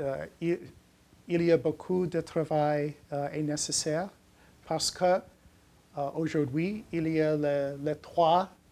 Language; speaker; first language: French; non-native, learner; English